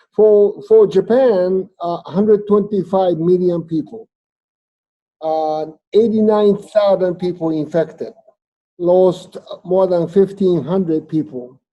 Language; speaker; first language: English; non-native, fluent; Japanese